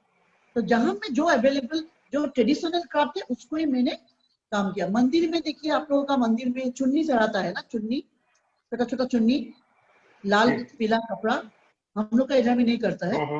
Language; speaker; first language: Hindi; non-native, local second language; Assamese